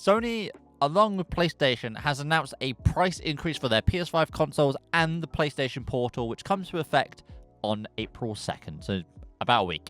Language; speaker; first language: English; native; English